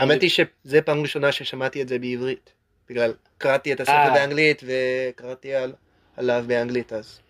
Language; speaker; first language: Hebrew; non-native, learner; English